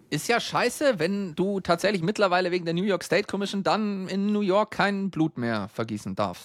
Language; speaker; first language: German; native; German